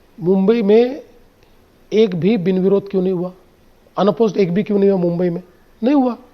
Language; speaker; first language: Hindi; non-native, local second language; Marathi